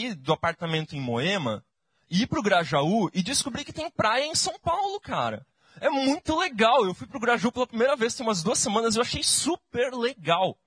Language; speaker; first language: Portuguese; native; Portuguese